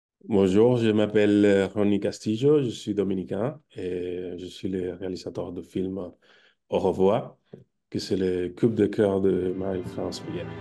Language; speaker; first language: French; non-native, fluent; Spanish